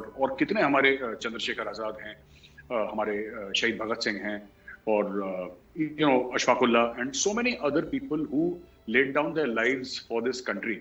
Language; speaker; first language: Hindi; native; Hindi